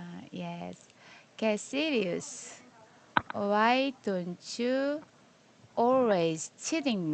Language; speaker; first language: English; non-native, learner; Korean